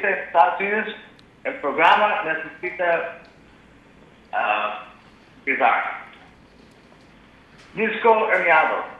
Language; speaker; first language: Spanish; non-native, learner; English